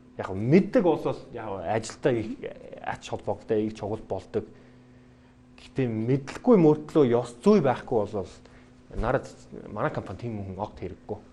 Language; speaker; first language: Mongolian; non-native, fluent; English